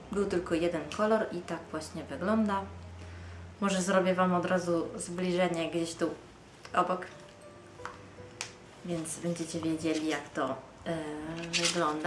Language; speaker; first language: Polish; non-native, fluent; Italian